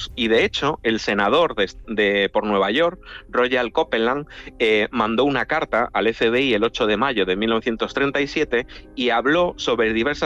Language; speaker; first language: Spanish; native; Spanish